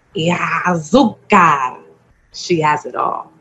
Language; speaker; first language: English; native; English